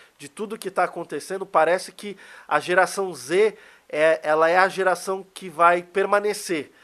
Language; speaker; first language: Portuguese; native; Portuguese